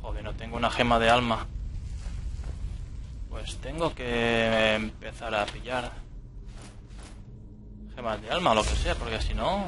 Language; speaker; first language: Spanish; native; Spanish